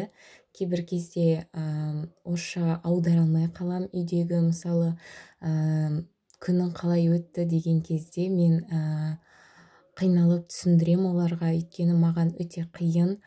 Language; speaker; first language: Kazakh; non-native, local second language; Russian